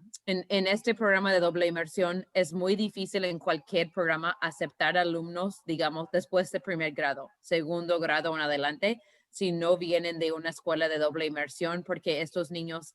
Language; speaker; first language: Spanish; early bilingual, heritage; Spanish